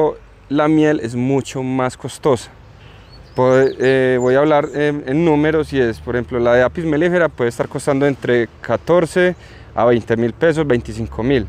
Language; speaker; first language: Spanish; native; Spanish